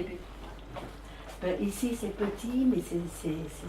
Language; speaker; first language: French; early bilingual, other home language; Vietnamese